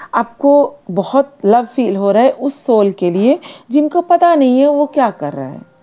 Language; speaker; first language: Hindi; non-native, local second language; Bangla